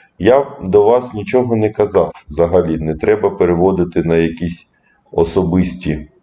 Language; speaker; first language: Ukrainian; non-native, local second language; Russian